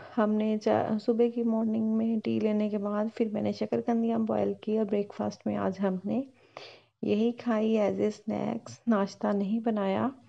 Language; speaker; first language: Hindi; non-native, local second language; Punjabi